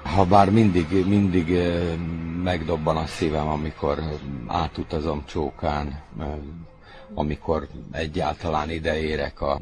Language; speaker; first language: Hungarian; native; Hungarian